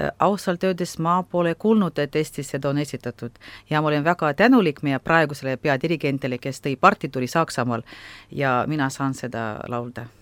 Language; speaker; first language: Estonian; non-native, local second language; Russian